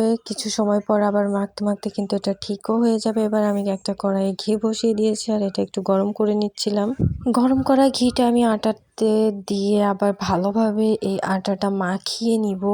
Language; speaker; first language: Bangla; native; Bangla